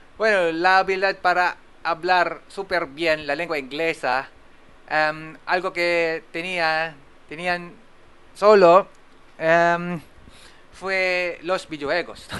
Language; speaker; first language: Spanish; non-native, fluent; Japanese